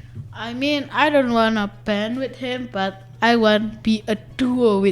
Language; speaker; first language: English; non-native, learner; Indonesian